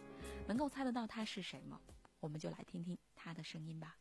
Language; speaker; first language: Chinese; native; Chinese